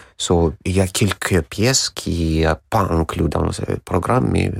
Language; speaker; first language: French; non-native, learner; Russian